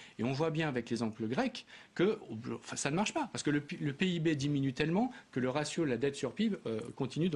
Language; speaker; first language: French; native; French